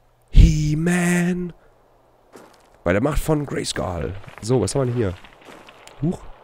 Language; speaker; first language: German; native; German